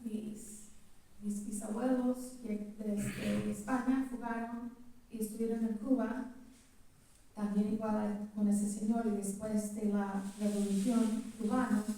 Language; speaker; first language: Spanish; early bilingual, heritage; English